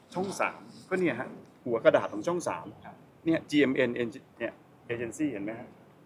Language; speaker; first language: Thai; native; Thai